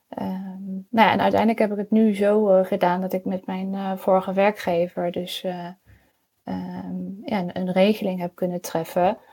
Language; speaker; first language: Dutch; native; Dutch